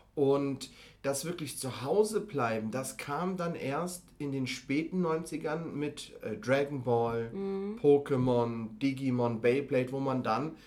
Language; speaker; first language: German; native; German